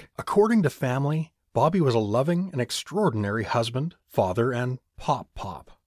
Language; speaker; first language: English; native; English